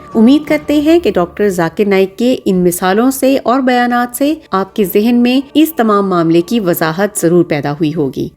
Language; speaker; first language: Urdu; native; Urdu